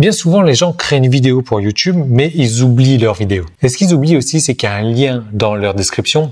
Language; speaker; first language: French; native; French